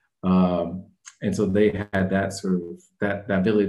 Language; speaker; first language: English; native; English